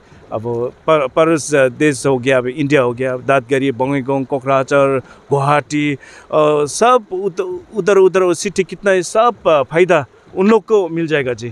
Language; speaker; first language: Hindi; non-native, learner; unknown